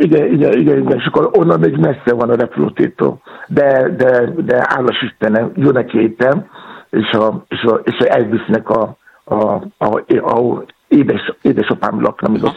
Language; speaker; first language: Hungarian; non-native, fluent; Yoruba